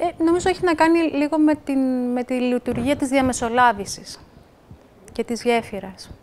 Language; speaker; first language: Greek; native; Greek